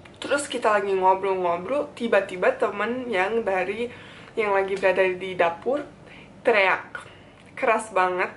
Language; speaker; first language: Indonesian; non-native, fluent; Bosnian